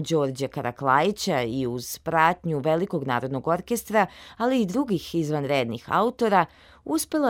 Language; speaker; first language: Serbian; native; Serbian